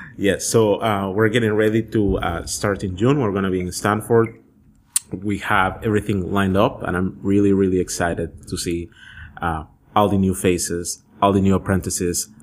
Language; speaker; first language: English; early bilingual, other home language; Spanish